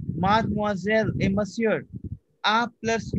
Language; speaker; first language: French; non-native, fluent; Hindi